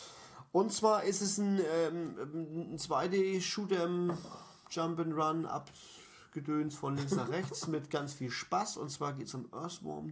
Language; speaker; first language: German; native; German